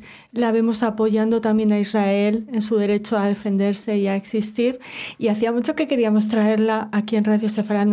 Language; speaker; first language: Spanish; native; Spanish